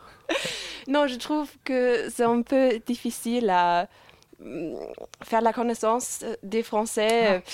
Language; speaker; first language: French; non-native, fluent; German